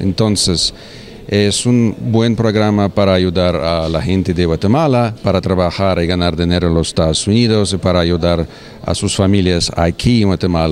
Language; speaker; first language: Spanish; non-native, fluent; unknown